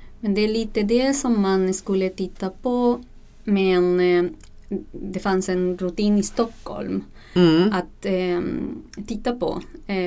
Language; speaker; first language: Swedish; non-native, fluent; Spanish